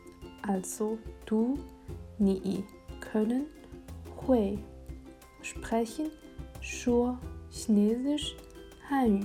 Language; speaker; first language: German; non-native, fluent; Chinese